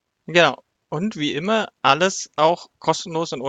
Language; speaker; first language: German; native; German